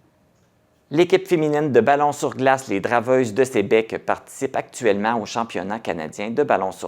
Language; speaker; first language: French; native; French